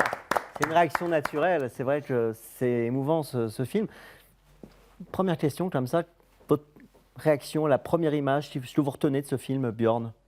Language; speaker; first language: French; native; French